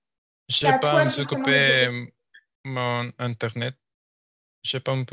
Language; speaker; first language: French; non-native, learner; Spanish